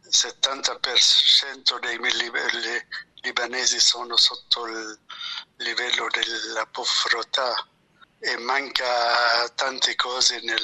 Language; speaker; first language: Italian; non-native, fluent; Arabic